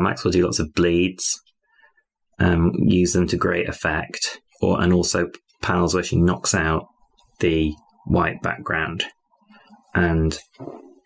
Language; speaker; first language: English; native; English